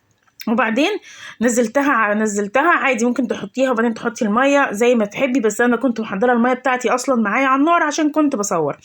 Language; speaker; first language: Arabic; native; Arabic